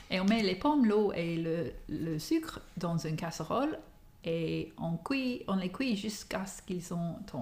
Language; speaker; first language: French; non-native, fluent; English